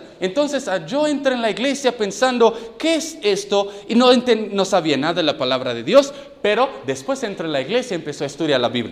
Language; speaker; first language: Spanish; non-native, learner; English